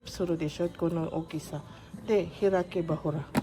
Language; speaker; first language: Japanese; non-native, fluent; Filipino